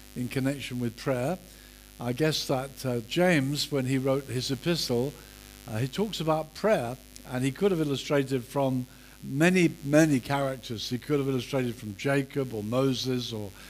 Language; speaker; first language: English; native; English